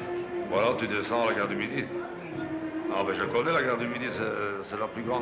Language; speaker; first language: French; native; French